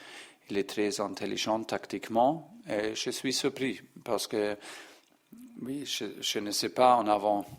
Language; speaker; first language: French; non-native, learner; German